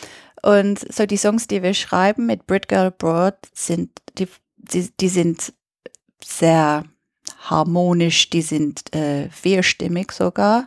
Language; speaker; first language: German; non-native, fluent; English